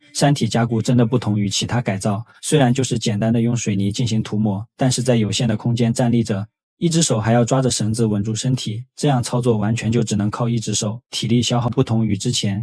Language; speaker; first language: Chinese; native; Chinese